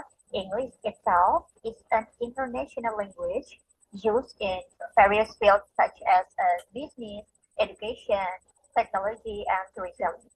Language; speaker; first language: English; non-native, fluent; Indonesian